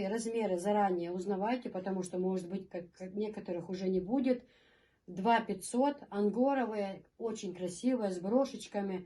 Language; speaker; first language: Russian; non-native, local second language; Chechen